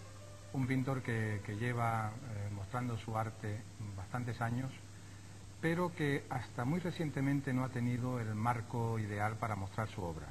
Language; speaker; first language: Spanish; native; Spanish